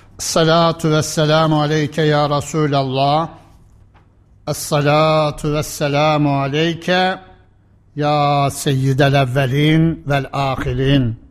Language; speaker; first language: Turkish; native; Turkish